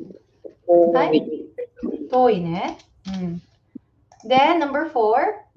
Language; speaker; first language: Japanese; non-native, fluent; Filipino